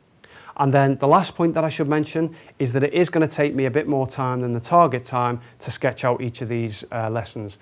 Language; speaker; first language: English; native; English